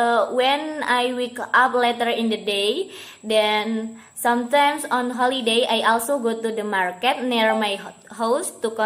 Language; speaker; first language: English; non-native, learner; Indonesian